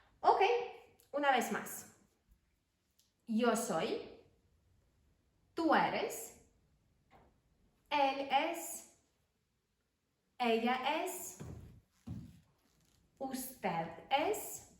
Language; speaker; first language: Spanish; non-native, fluent; Ukrainian